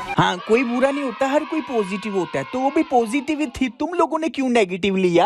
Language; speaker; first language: Urdu; non-native, local second language; Punjabi